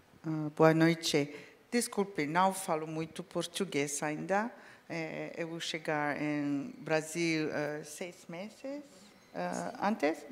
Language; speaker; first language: Portuguese; non-native, learner; French